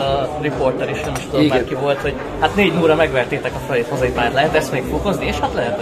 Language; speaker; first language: Hungarian; native; Hungarian